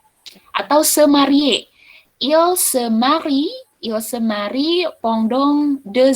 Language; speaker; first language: French; non-native, fluent; Indonesian